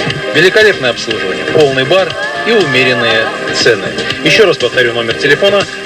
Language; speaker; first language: Russian; native; Russian